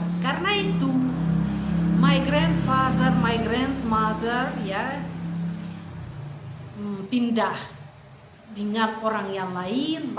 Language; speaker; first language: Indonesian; non-native, fluent; Russian